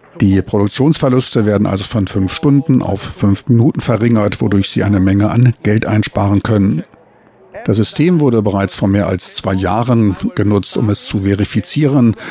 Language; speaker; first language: German; native; German